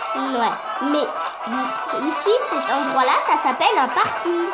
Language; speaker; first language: French; native; French